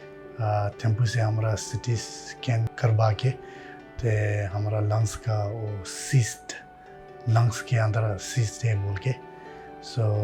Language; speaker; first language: Hindi; non-native, learner; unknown